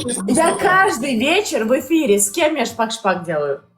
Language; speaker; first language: Russian; native; Russian